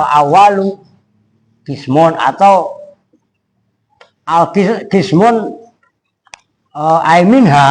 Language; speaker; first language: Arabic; non-native, fluent; Indonesian